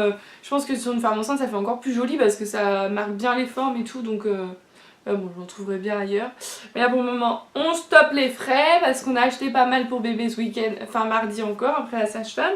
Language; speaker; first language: French; native; French